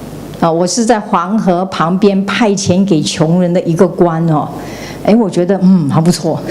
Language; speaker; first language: Chinese; native; Chinese